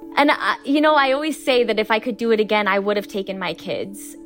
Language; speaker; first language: English; native; English